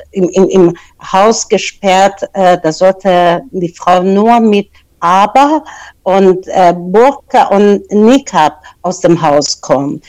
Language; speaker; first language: German; non-native, fluent; Persian